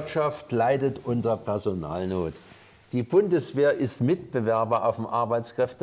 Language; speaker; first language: German; native; German